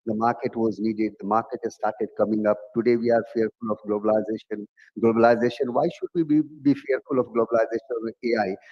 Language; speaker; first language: English; non-native, local second language; Bhojpuri